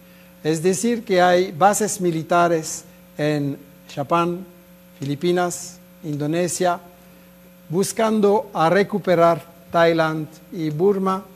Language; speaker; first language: Spanish; non-native, fluent; French